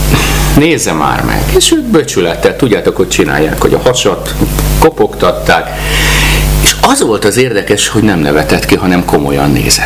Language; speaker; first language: Hungarian; native; Hungarian